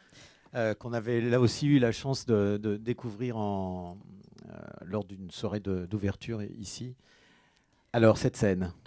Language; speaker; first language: French; native; French